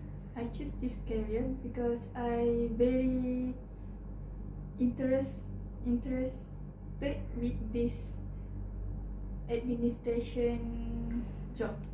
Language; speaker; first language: English; non-native, learner; Malay